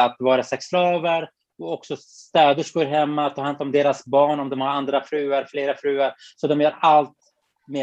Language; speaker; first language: Swedish; non-native, fluent; Kurdish